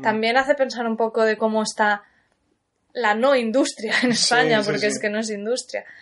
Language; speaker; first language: Spanish; native; Spanish